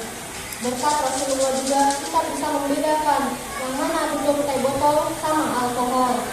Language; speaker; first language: Indonesian; native; Indonesian